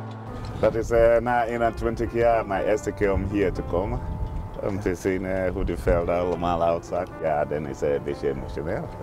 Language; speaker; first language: Dutch; non-native, fluent; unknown